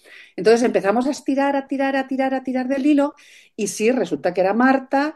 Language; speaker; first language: Spanish; native; Spanish